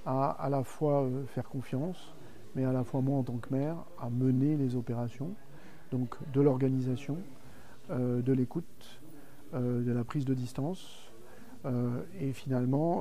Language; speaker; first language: French; native; French